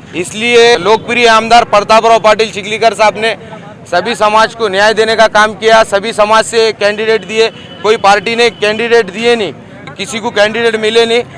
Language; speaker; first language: Hindi; non-native, local second language; Urdu